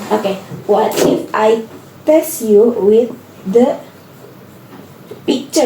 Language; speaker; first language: English; non-native, learner; Indonesian